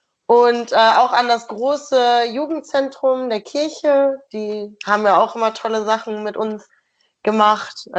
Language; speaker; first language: German; native; German